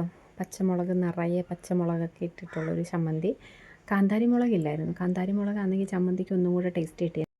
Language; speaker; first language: Malayalam; native; Malayalam